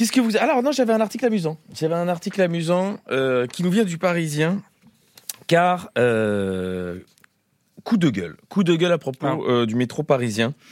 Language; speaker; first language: French; native; French